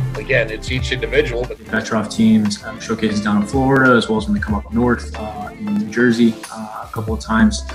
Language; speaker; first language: English; early bilingual, other home language; Arabic